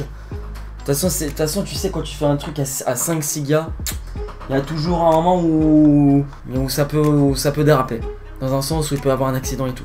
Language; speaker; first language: French; native; French